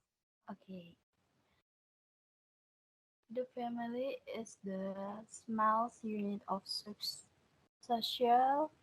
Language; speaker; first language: English; non-native, learner; Indonesian